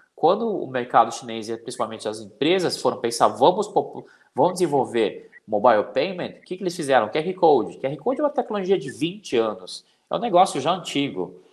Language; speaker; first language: Portuguese; native; Portuguese